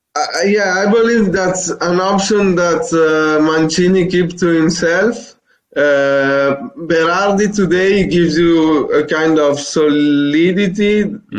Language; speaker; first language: English; non-native, fluent; Italian